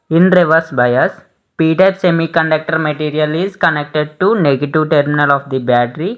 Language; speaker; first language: English; non-native, local second language; Telugu